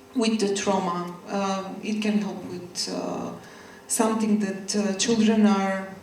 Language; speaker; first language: English; non-native, fluent; Macedonian